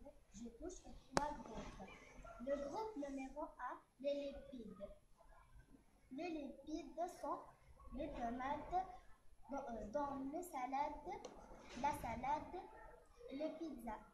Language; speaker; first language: French; non-native, learner; Arabic